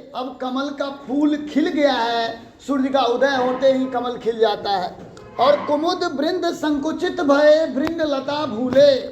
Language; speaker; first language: Hindi; native; Hindi